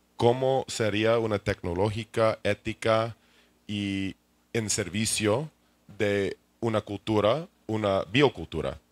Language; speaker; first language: Spanish; non-native, fluent; English